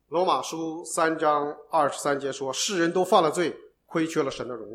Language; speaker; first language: Chinese; native; Chinese